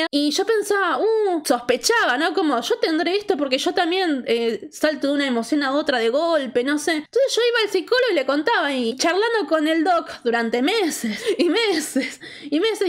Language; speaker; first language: Spanish; native; Spanish